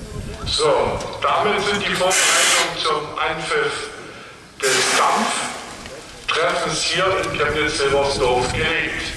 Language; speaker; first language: German; native; German